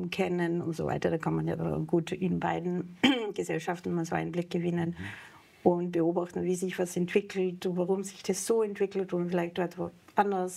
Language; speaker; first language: German; non-native, fluent; Serbian